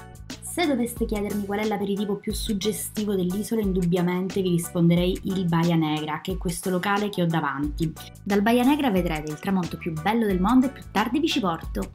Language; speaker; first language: Italian; native; Italian